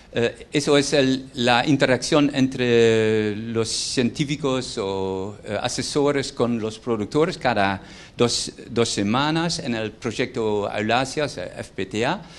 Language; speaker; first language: Spanish; non-native, fluent; Dutch